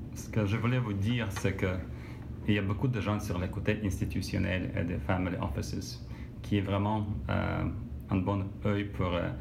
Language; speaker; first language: French; non-native, learner; Russian